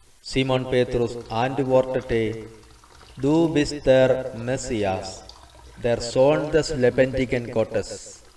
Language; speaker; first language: German; non-native, fluent; Malayalam